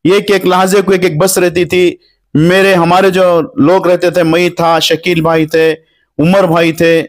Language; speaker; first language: Urdu; native; Urdu